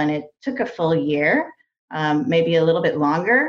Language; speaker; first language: English; native; English